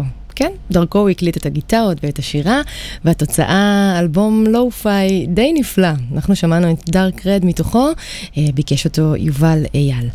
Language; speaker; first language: Hebrew; native; Hebrew